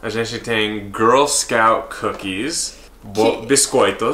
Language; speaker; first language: Portuguese; non-native, fluent; English